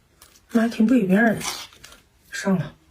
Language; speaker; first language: Chinese; native; Chinese